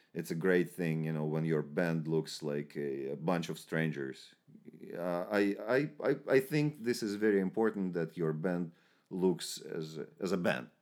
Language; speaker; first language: English; non-native, fluent; Russian